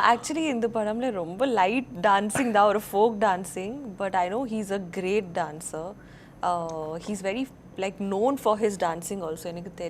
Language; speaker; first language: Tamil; non-native, learner; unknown